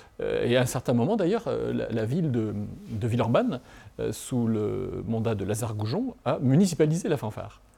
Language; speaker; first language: French; native; French